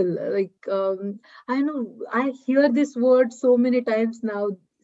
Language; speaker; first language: English; non-native, local second language; Marathi